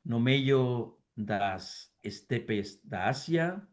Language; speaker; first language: Portuguese; non-native, fluent; Spanish